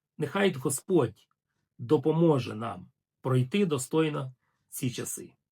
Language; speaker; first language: Ukrainian; non-native, local second language; Russian